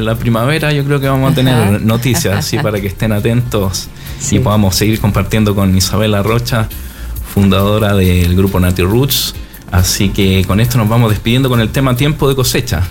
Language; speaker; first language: Spanish; native; Spanish